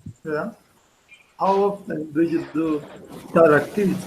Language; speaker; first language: English; non-native, fluent; Spanish